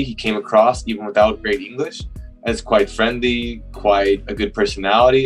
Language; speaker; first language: English; native; English